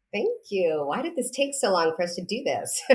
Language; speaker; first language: English; native; English